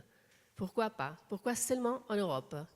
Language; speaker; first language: French; non-native, learner; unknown